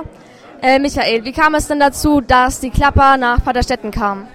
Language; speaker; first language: German; native; German